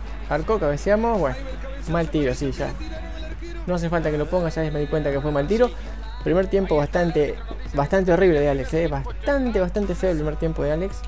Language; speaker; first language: Spanish; native; Spanish